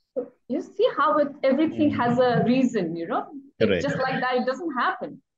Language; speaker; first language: English; non-native, local second language; Hindi